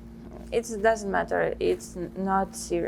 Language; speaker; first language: English; non-native, learner; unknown